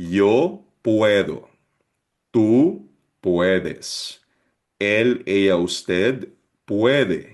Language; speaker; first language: Spanish; non-native, fluent; Filipino